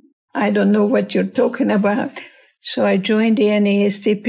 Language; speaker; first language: English; non-native, fluent; Hungarian